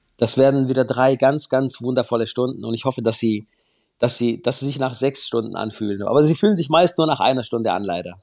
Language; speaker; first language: German; native; German